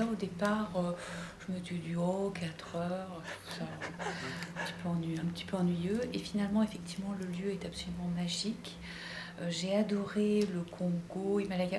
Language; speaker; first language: French; native; French